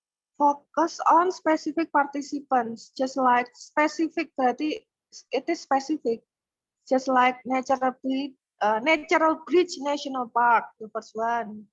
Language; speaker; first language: English; non-native, fluent; Indonesian